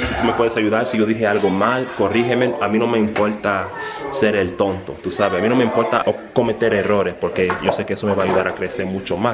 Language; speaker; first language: Spanish; early bilingual, heritage; Spanish